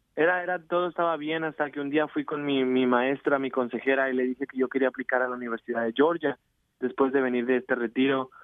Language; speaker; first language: Spanish; native; Spanish